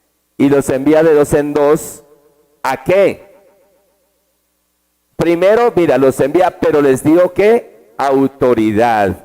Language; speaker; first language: Spanish; native; Spanish